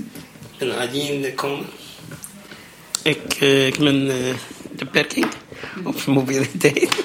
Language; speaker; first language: Dutch; non-native, learner; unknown